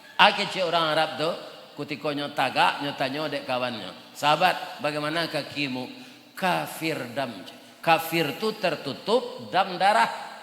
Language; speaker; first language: Malay; non-native, local second language; Minangkabau